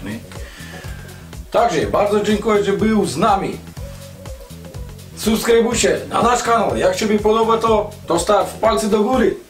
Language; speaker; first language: Polish; non-native, learner; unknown